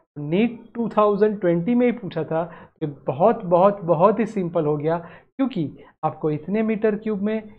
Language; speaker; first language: Hindi; non-native, local second language; Gujarati